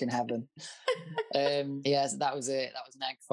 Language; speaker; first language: English; native; English